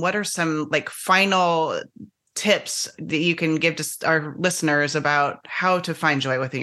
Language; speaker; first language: English; native; English